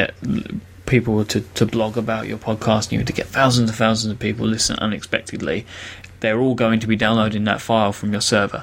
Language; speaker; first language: English; native; English